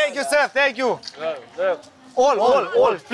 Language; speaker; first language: English; non-native, learner; Romanian